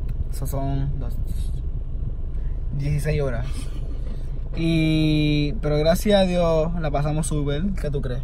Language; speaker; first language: Spanish; native; Spanish